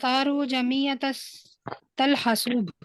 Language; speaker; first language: Arabic; non-native, learner; Urdu